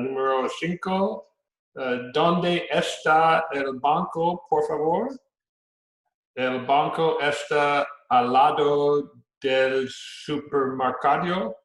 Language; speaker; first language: Spanish; non-native, learner; English